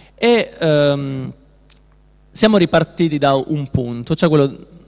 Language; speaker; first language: Italian; native; Italian